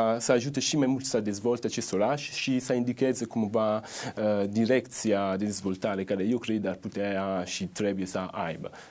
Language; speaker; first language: Romanian; non-native, fluent; Italian